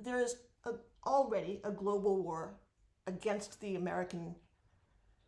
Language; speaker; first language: English; native; English